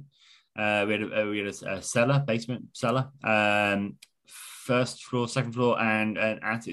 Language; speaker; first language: English; native; English